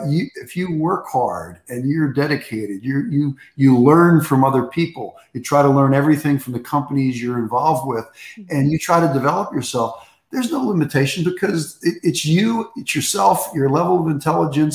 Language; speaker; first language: English; native; English